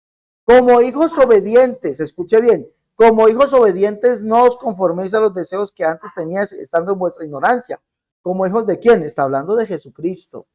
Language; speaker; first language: Spanish; native; Spanish